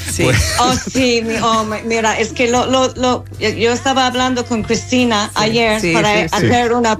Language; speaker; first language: Spanish; non-native, fluent; English